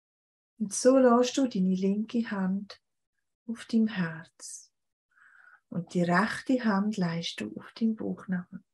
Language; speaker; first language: German; native; German